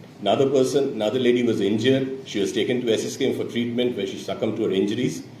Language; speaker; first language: English; non-native, local second language; Bangla